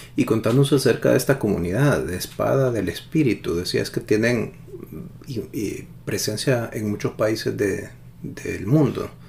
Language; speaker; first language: Spanish; native; Spanish